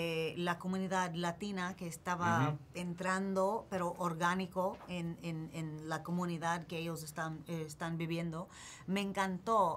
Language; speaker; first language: Spanish; non-native, fluent; English